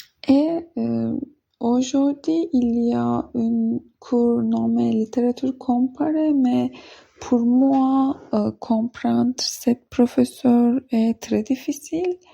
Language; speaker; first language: French; non-native, learner; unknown